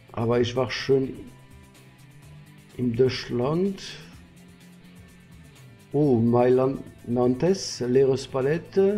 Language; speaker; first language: German; non-native, learner; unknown